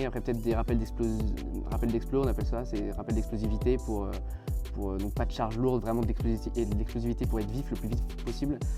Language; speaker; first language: French; native; French